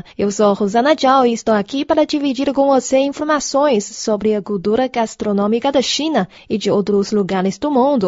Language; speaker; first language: Portuguese; non-native, fluent; Chinese